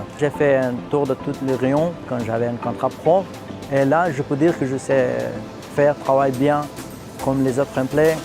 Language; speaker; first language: French; non-native, learner; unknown